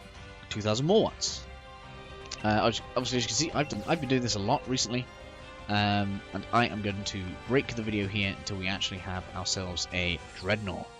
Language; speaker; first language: English; native; English